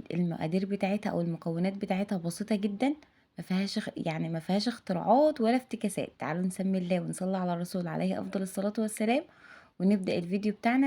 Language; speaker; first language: Arabic; native; Arabic